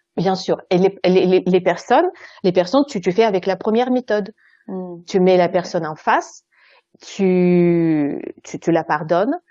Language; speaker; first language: French; non-native, fluent; Russian